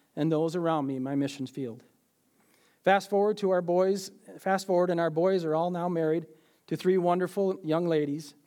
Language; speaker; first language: English; native; English